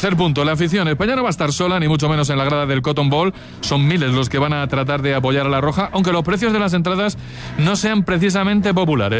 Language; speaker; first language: Spanish; native; Spanish